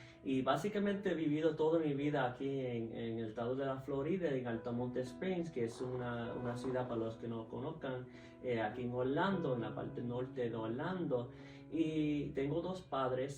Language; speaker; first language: Spanish; early bilingual, heritage; Spanish